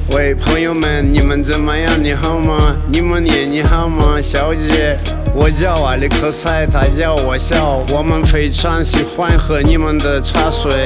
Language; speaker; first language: Chinese; non-native, learner; Russian